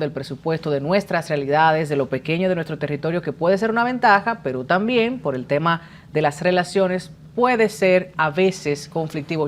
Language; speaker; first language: Spanish; native; Spanish